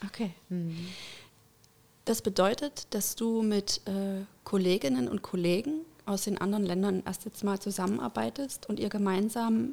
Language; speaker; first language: German; native; German